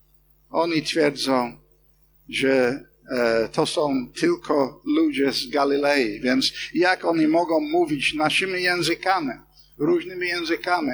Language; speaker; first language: Polish; non-native, fluent; English